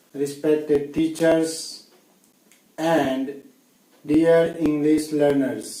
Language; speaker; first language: English; non-native, local second language; Gujarati